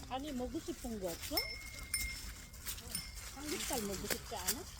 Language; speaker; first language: Korean; non-native, fluent; Filipino